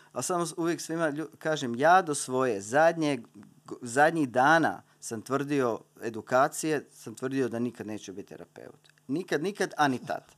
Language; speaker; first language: Croatian; native; Croatian